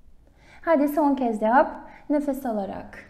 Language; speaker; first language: Turkish; native; Turkish